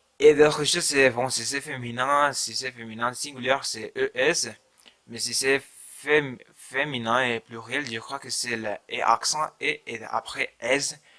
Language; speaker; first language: French; non-native, learner; Spanish